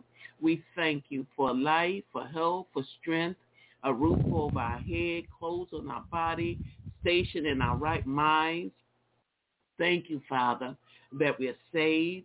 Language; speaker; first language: English; native; English